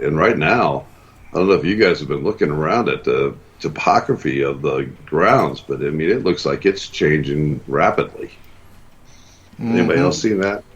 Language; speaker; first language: English; native; English